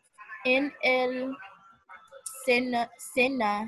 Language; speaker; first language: Spanish; non-native, learner; English